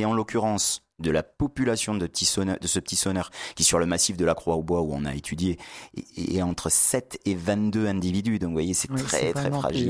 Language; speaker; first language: French; native; French